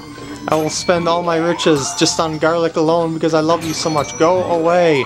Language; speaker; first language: English; native; English